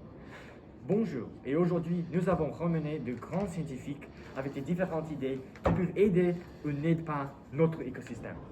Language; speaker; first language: French; non-native, learner; English